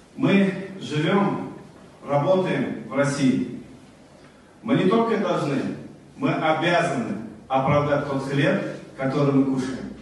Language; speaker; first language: Russian; non-native, local second language; Uzbek